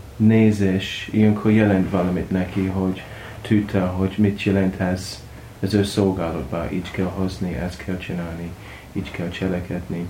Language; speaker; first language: Hungarian; non-native, learner; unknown